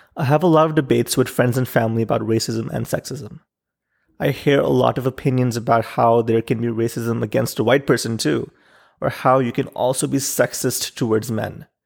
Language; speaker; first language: English; non-native, local second language; Urdu